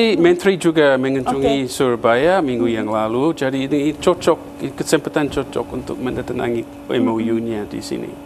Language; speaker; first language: Indonesian; non-native, fluent; English